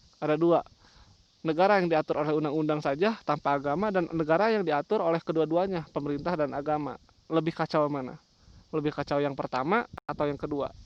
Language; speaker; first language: Indonesian; non-native, local second language; Sundanese